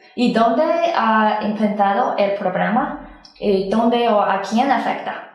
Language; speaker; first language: Spanish; non-native, learner; Chinese